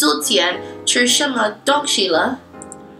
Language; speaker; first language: Chinese; non-native, learner; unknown